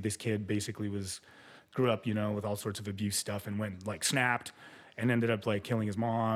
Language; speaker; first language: English; early bilingual, other home language; Spanish